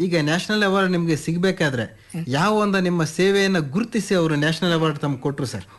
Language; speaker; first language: Kannada; native; Kannada